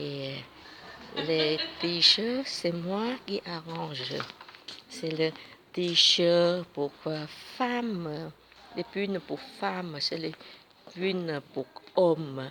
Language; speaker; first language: French; non-native, learner; Vietnamese